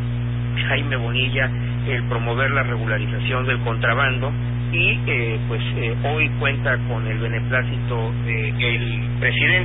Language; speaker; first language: Spanish; native; Spanish